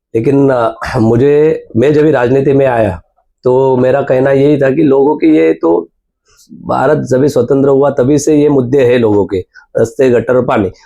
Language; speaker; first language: Hindi; non-native, local second language; Marathi